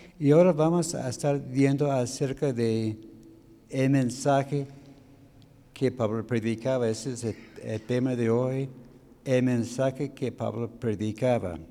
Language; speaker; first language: Spanish; non-native, fluent; English